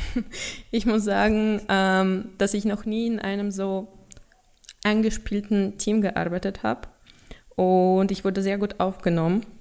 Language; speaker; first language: German; non-native, fluent; Russian